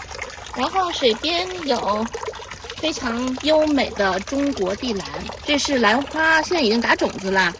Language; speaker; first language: Chinese; native; Chinese